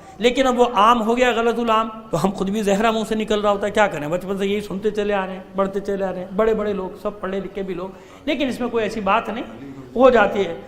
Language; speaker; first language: Urdu; native; Urdu